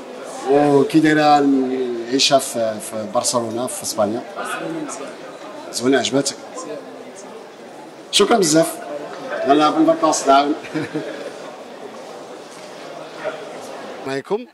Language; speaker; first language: Arabic; native; Arabic